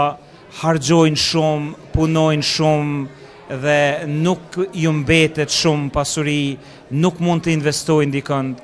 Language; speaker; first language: Albanian; native; Albanian